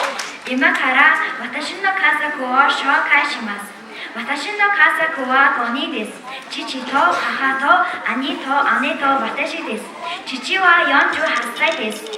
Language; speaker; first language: Japanese; non-native, learner; Mongolian